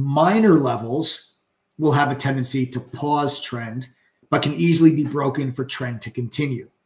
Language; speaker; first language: English; native; English